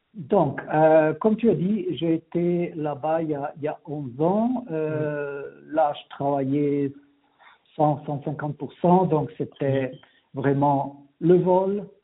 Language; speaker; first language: French; native; French